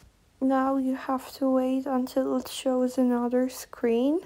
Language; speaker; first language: English; non-native, fluent; Turkish